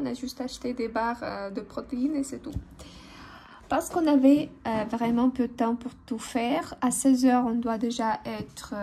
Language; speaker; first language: French; non-native, fluent; Russian